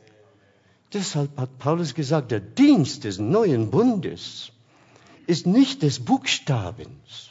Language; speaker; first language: German; non-native, fluent; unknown